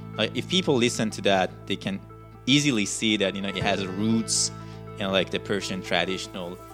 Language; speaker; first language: English; non-native, fluent; Persian